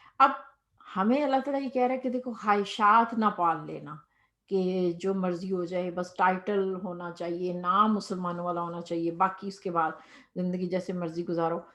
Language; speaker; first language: Urdu; native; Urdu